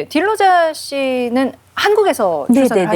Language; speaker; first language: Korean; native; Korean